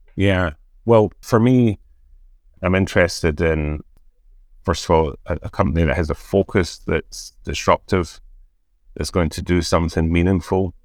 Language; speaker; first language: English; native; English